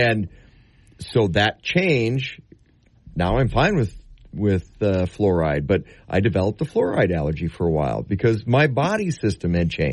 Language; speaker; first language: English; native; English